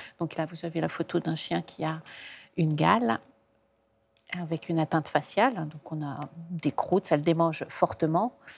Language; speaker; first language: French; native; French